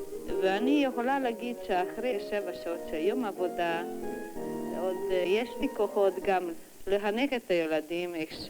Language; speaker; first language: Hebrew; non-native, fluent; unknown